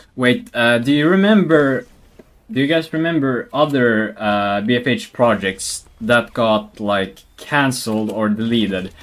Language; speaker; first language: English; non-native, fluent; Swedish